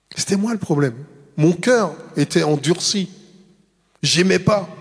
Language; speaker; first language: French; native; French